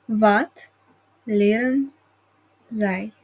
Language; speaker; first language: Dutch; non-native, fluent; Russian